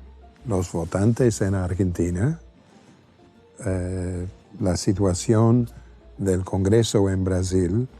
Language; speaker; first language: Spanish; non-native, fluent; English